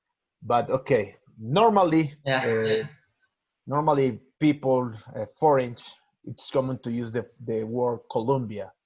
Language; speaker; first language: English; non-native, learner; Spanish